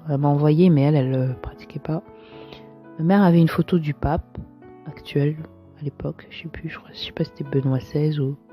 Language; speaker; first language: French; native; French